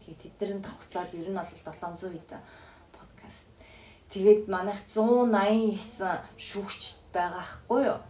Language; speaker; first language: Mongolian; early bilingual, heritage; Mongolian